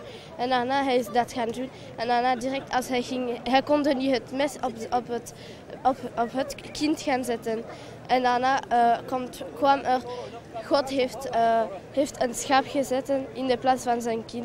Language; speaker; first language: Dutch; early bilingual, other home language; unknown